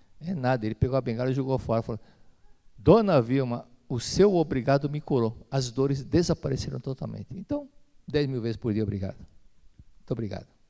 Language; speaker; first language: Portuguese; native; Portuguese